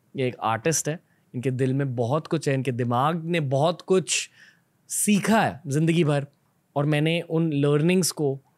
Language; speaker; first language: Hindi; native; Hindi